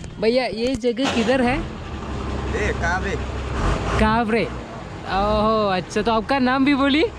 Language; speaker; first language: Hindi; non-native, local second language; Malayalam